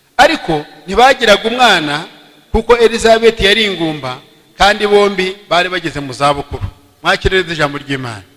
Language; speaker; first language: Kinyarwanda; early bilingual, heritage; Kinyarwanda